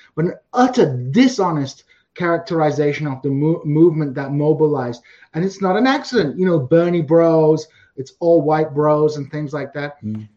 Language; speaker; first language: English; native; English